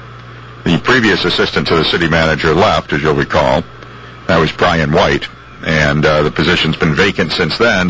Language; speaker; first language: English; native; English